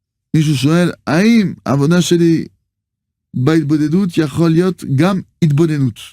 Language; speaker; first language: Hebrew; non-native, fluent; French